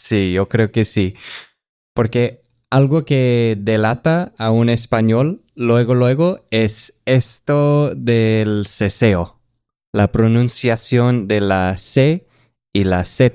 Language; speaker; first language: Spanish; non-native, fluent; English